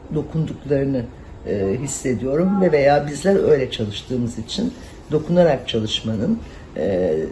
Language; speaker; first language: Turkish; native; Turkish